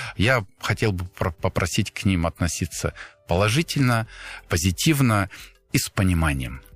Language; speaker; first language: Russian; non-native, fluent; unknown